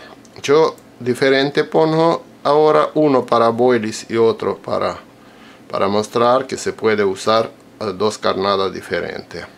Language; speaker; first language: Spanish; non-native, fluent; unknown